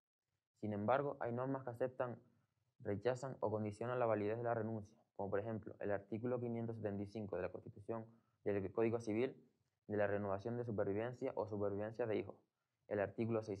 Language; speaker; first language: Spanish; native; Spanish